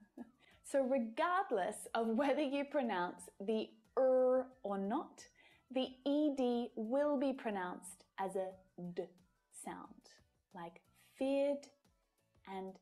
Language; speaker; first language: English; native; English